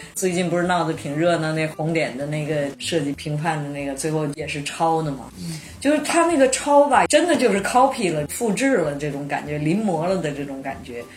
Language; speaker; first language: Chinese; native; Chinese